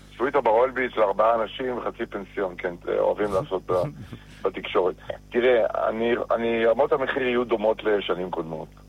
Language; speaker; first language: Hebrew; native; Hebrew